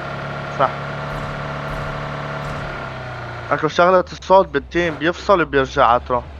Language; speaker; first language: Arabic; native; Arabic